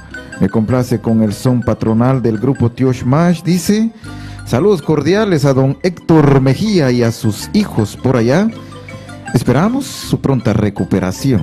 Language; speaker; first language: Spanish; native; Spanish